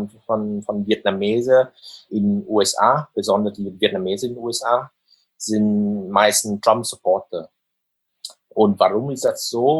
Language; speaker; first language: German; non-native, fluent; Vietnamese